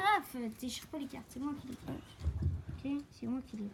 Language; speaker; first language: French; native; French